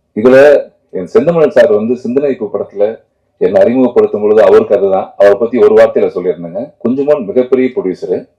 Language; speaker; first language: Tamil; native; Tamil